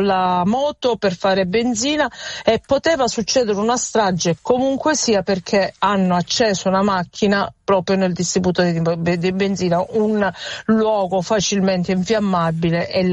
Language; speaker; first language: Italian; native; Italian